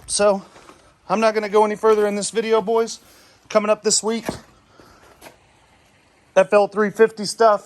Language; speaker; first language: English; native; English